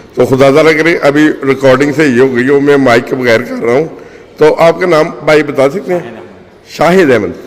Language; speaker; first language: Urdu; non-native, local second language; Punjabi